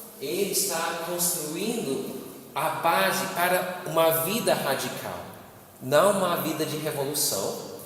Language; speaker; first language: Portuguese; non-native, fluent; English